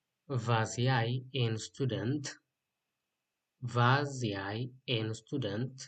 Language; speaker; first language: Dutch; non-native, learner; Tigrinya